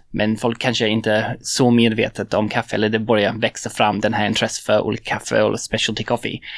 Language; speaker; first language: Swedish; non-native, fluent; English